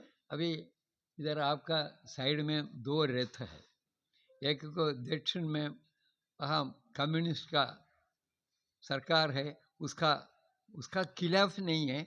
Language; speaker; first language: Hindi; non-native, local second language; Malayalam